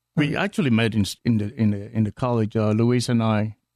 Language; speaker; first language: English; non-native, local second language; Akan